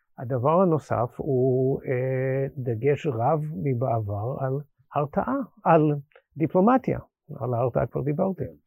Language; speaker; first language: Hebrew; non-native, fluent; English